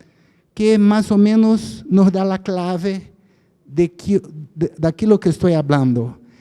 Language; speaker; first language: Spanish; non-native, fluent; Portuguese